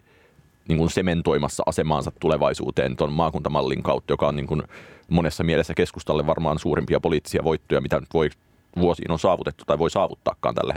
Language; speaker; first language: Finnish; native; Finnish